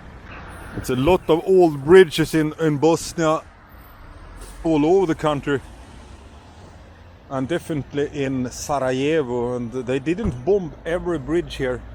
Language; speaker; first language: English; non-native, fluent; Swedish